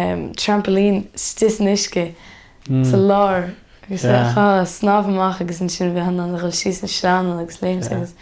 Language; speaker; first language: Irish; native; Irish